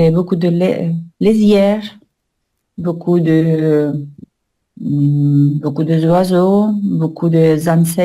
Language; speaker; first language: French; non-native, learner; Russian